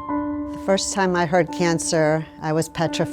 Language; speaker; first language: English; native; English